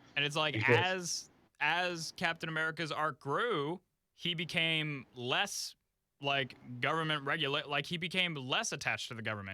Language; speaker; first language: English; native; English